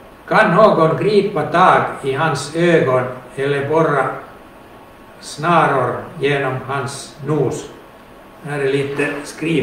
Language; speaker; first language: Swedish; non-native, local second language; Finnish